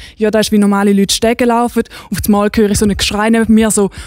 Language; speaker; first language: German; native; German